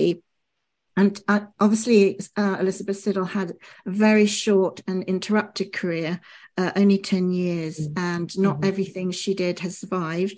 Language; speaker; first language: English; native; English